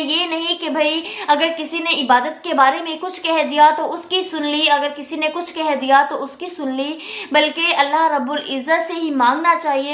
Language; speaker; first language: Urdu; native; Urdu